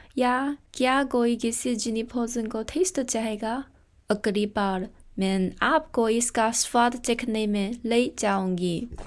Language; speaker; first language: Hindi; non-native, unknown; Chinese